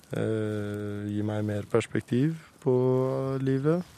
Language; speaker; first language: Norwegian; early bilingual, other home language; Kurdish